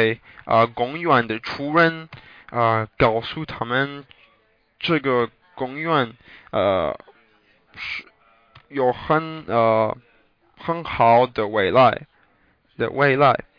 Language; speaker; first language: Chinese; non-native, learner; English